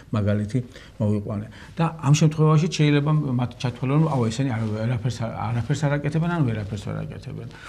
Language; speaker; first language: Georgian; native; Georgian